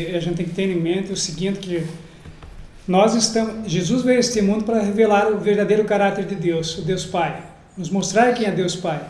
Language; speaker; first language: Portuguese; native; Portuguese